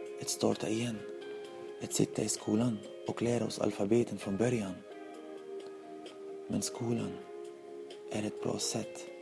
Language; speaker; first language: Swedish; non-native, learner; Arabic